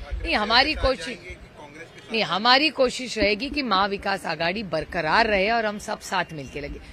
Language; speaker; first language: Hindi; non-native, local second language; Marathi